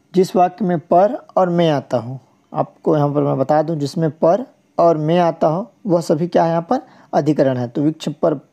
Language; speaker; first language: Hindi; native; Hindi